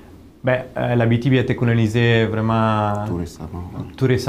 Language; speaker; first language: French; non-native, fluent; Italian